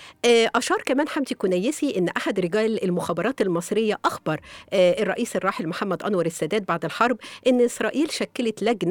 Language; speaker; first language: Arabic; native; Arabic